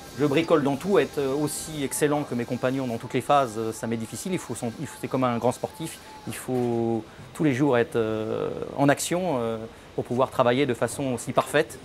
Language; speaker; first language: French; native; French